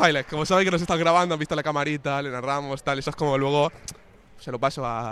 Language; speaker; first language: Spanish; native; Spanish